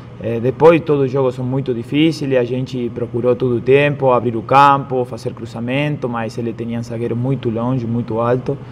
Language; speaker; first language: Portuguese; non-native, fluent; Spanish